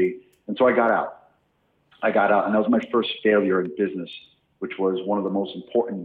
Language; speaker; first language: English; native; English